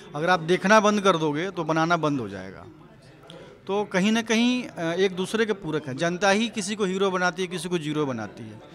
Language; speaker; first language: Hindi; native; Hindi